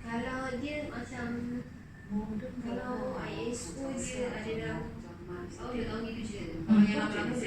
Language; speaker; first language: Malay; native; Malay